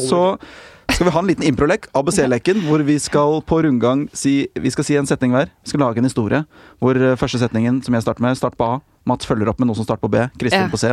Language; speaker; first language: Norwegian; native; Norwegian